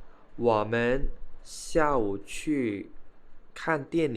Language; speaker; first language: Chinese; non-native, fluent; Khmer